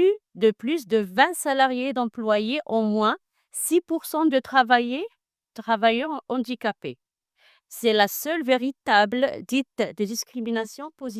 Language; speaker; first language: French; non-native, learner; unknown